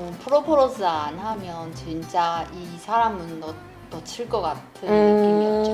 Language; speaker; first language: Korean; non-native, learner; Chinese